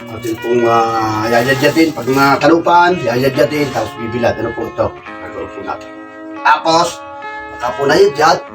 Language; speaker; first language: Filipino; native; Filipino